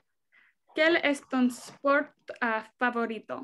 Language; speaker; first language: Spanish; non-native, learner; English